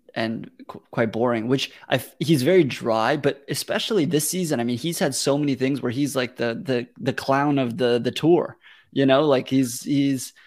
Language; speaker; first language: English; early bilingual, other home language; Russian